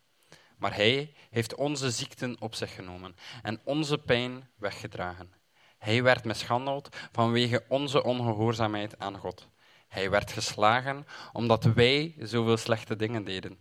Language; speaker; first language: Dutch; native; Dutch